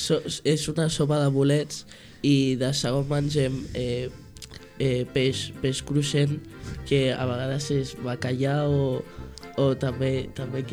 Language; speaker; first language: Catalan; early bilingual, heritage; Catalan